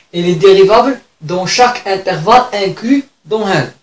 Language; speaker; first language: French; non-native, local second language; Arabic